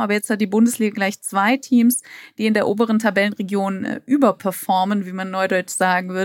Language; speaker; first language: German; native; German